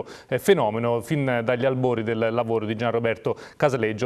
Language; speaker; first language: Italian; native; Italian